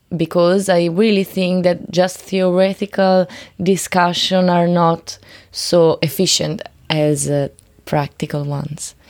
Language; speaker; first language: English; non-native, learner; Italian